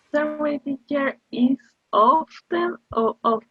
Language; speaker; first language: English; non-native, learner; Spanish